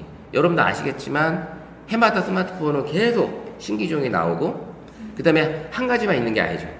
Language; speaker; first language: Korean; native; Korean